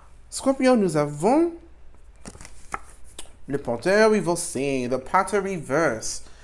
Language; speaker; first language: French; non-native, learner; English